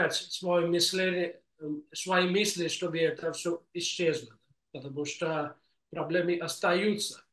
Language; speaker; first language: Russian; non-native, fluent; English